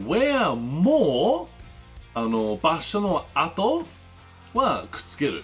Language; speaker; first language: Japanese; non-native, learner; English